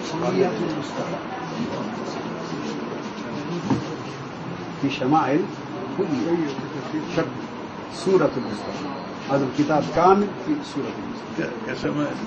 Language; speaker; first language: Arabic; non-native, learner; Urdu